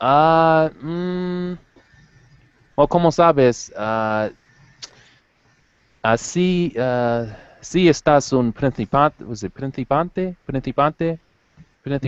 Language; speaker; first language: Spanish; non-native, learner; English